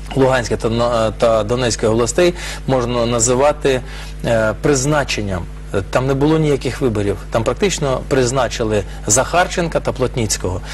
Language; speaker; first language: Ukrainian; non-native, local second language; Russian